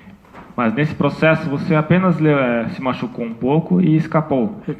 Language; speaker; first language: Portuguese; native; Portuguese